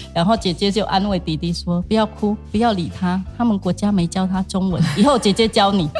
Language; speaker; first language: Chinese; non-native, fluent; Khmer